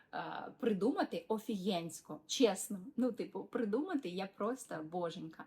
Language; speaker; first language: Ukrainian; non-native, local second language; Russian